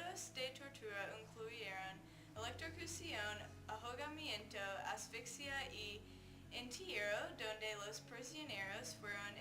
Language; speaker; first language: Spanish; non-native, learner; English